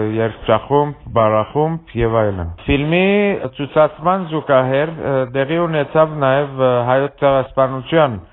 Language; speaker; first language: Armenian; early bilingual, heritage; Armenian